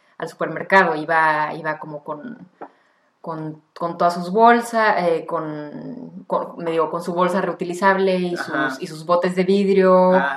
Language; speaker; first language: Spanish; native; Spanish